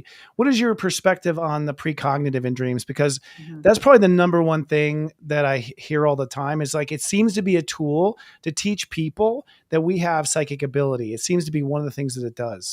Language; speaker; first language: English; native; English